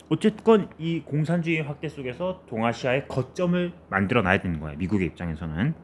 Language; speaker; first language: Korean; native; Korean